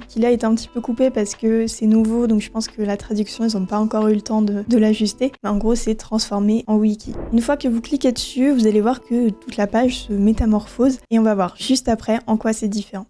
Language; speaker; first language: French; native; French